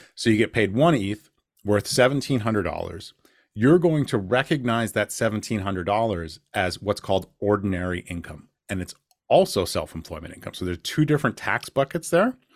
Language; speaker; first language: English; native; English